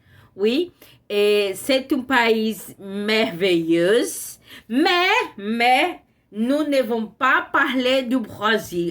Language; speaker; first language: French; non-native, learner; Portuguese